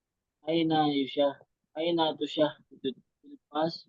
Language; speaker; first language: Arabic; non-native, learner; Indonesian